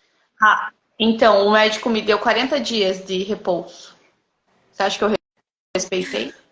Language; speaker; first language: Portuguese; native; Portuguese